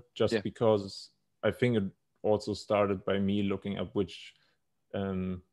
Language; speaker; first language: English; non-native, fluent; German